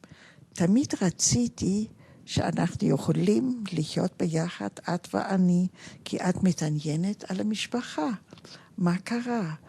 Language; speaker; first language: Hebrew; non-native, fluent; German